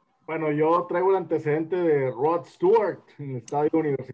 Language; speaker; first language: Spanish; native; Spanish